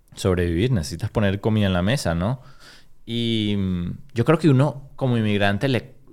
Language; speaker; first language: Spanish; native; Spanish